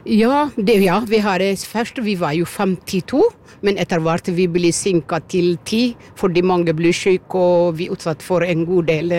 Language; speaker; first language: Norwegian; non-native, learner; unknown